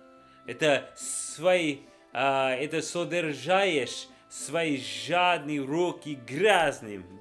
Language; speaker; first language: Russian; non-native, learner; English